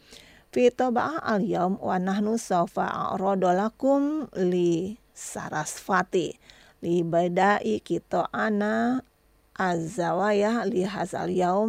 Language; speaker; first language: Arabic; non-native, fluent; Indonesian